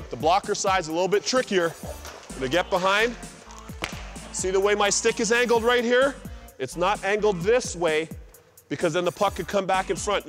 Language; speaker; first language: English; native; English